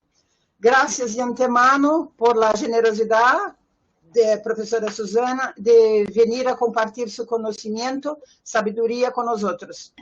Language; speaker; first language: Spanish; non-native, fluent; Portuguese